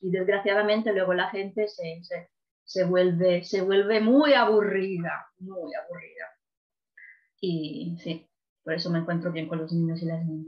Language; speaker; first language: Spanish; non-native, fluent; Italian